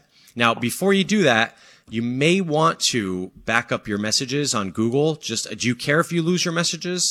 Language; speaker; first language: English; native; English